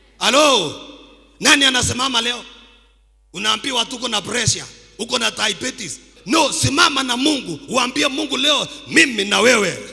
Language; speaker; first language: Swahili; non-native, local second language; Kalenjin